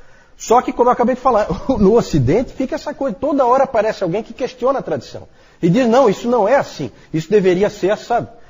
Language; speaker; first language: Portuguese; native; Portuguese